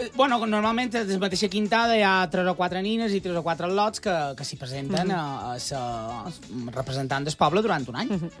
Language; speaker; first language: Catalan; native; Catalan